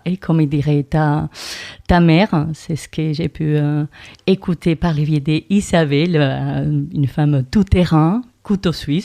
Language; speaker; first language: French; non-native, fluent; Spanish